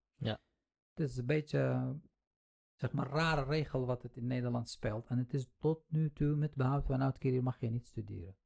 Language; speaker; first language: Dutch; non-native, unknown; Kurdish